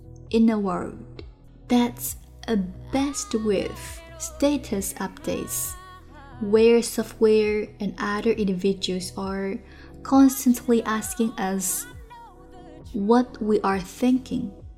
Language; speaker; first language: English; non-native, fluent; Chinese